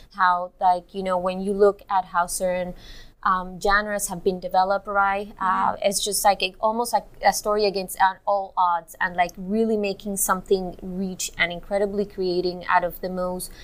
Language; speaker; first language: English; non-native, fluent; Spanish